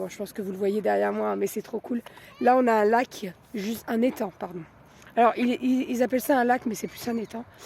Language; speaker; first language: French; native; French